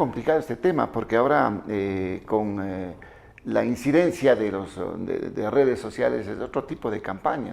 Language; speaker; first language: Spanish; native; Spanish